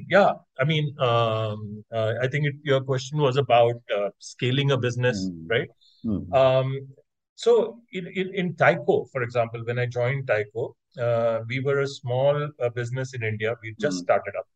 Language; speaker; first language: English; non-native, local second language; Hindi